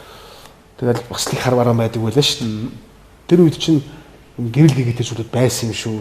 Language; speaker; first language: Mongolian; native; Mongolian